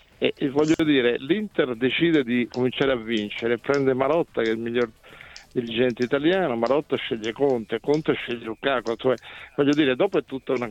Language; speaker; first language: Italian; native; Italian